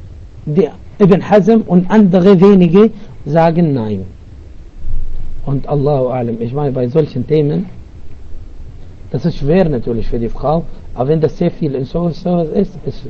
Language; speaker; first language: German; non-native, fluent; Arabic